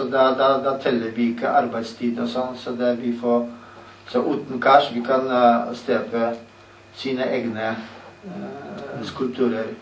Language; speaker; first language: Norwegian; non-native, learner; Polish